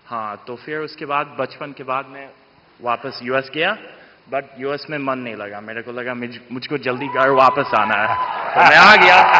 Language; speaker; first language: Hindi; non-native, fluent; English